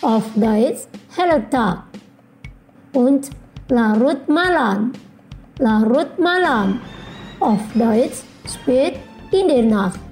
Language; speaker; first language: German; non-native, fluent; Indonesian